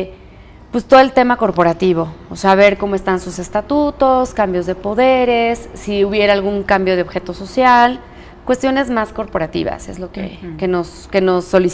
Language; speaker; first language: Spanish; native; Spanish